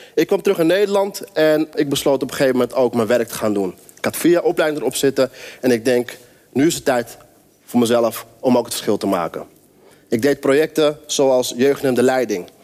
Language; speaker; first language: Dutch; native; Dutch